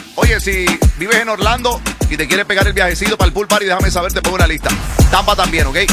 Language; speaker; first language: Spanish; native; Spanish